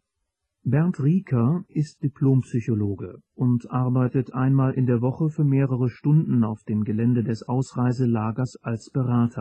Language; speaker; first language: German; native; German